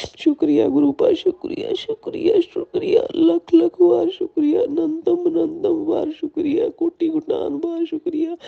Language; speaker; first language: Hindi; non-native, local second language; Punjabi